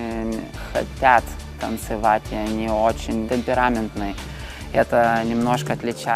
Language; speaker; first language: Russian; non-native, fluent; Lithuanian